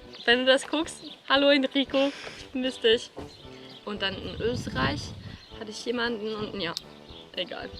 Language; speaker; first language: German; non-native, fluent; Swedish